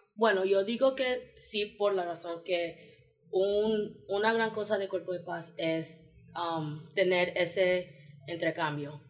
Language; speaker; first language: Spanish; early bilingual, heritage; Spanish